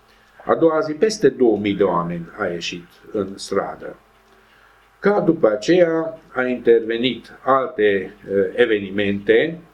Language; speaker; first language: Romanian; non-native, local second language; Hungarian